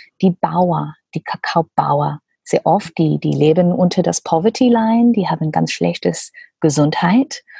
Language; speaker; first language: German; non-native, learner; English